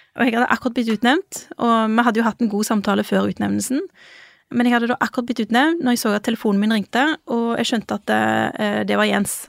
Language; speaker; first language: Norwegian; early bilingual, other home language; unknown